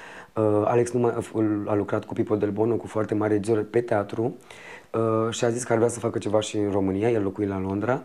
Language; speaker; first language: Romanian; native; Romanian